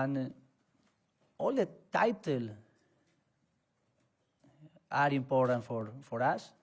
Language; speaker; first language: English; non-native, learner; Spanish